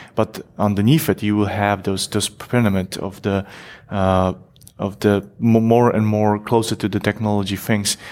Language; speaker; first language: English; non-native, fluent; Polish